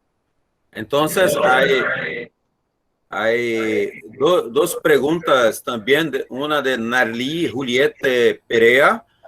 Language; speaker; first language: Spanish; non-native, learner; Portuguese